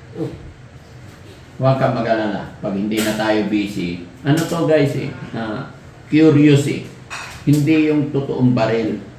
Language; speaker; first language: Filipino; native; Filipino